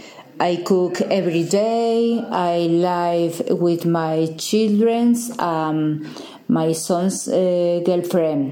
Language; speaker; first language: English; non-native, learner; Spanish